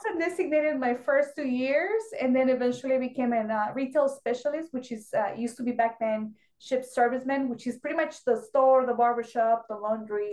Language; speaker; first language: English; non-native, fluent; Spanish